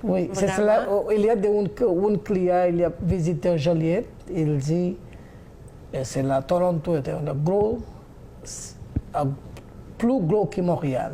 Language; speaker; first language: French; non-native, learner; Bangla